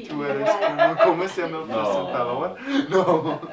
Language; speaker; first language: Spanish; non-native, fluent; English